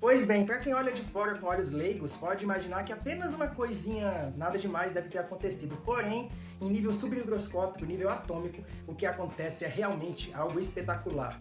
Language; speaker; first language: Portuguese; native; Portuguese